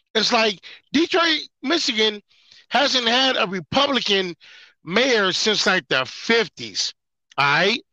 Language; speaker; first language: English; native; English